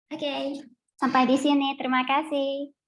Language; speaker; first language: Indonesian; non-native, fluent; Japanese